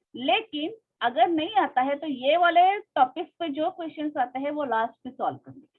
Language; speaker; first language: Hindi; non-native, local second language; Marathi